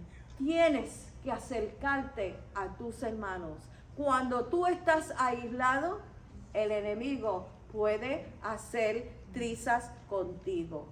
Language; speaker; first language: Spanish; native; Spanish